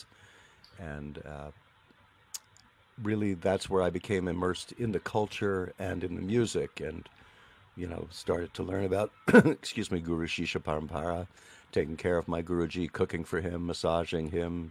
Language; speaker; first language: English; native; English